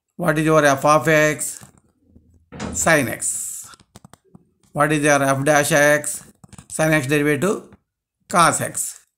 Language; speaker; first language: English; non-native, local second language; Telugu